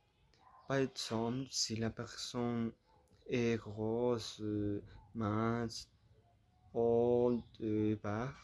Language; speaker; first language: French; non-native, learner; Spanish